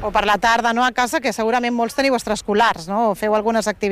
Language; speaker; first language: Catalan; native; Catalan